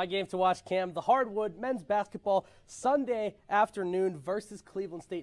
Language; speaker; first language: English; native; English